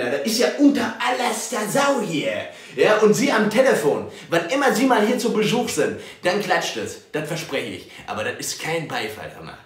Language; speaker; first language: German; native; German